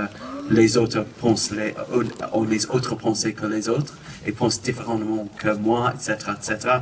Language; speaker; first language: French; non-native, fluent; English